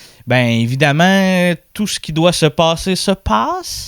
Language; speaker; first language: French; native; French